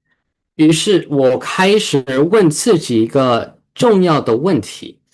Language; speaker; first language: Chinese; early bilingual, heritage; Chinese